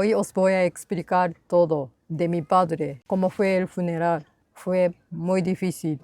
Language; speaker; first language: Spanish; non-native, learner; Japanese